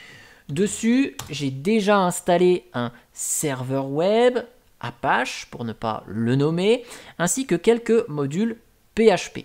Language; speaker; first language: French; native; French